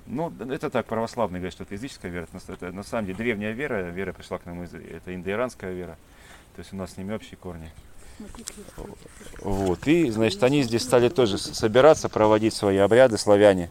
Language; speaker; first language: Russian; native; Russian